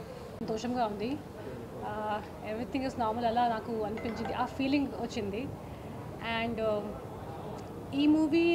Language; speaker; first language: Telugu; non-native, learner; Hindi